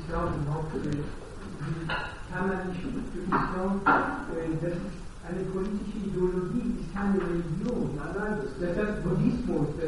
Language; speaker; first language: German; non-native, learner; Persian